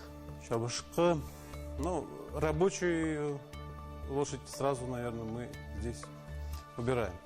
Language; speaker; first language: Russian; non-native, local second language; Tatar